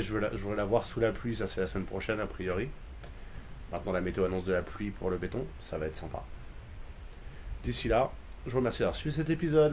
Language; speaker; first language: French; native; French